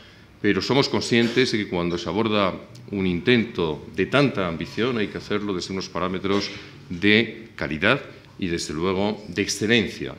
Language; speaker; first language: Spanish; native; Spanish